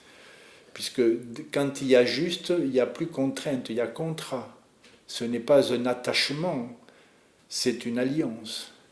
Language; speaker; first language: French; native; French